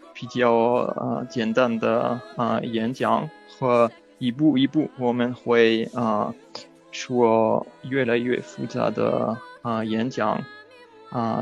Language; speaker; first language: Chinese; non-native, learner; French